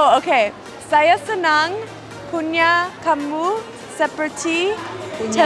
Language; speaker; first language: Indonesian; non-native, learner; English